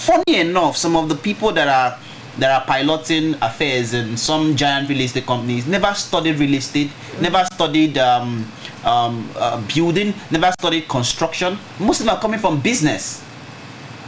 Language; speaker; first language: English; non-native, local second language; Igbo